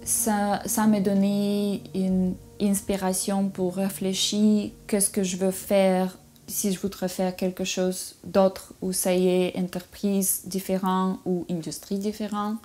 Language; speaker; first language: French; non-native, learner; Russian